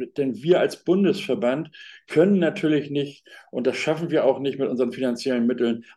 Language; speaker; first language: German; native; German